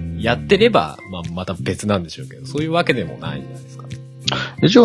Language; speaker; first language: Japanese; native; Japanese